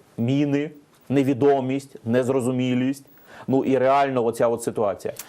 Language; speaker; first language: Ukrainian; native; Ukrainian